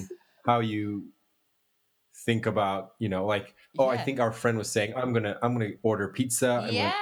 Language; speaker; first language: English; non-native, fluent; Indonesian